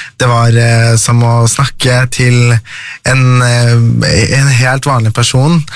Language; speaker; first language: Norwegian; early bilingual, other home language; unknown